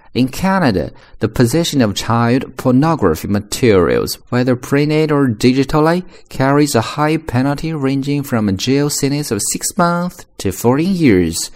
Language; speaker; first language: English; non-native, fluent; Chinese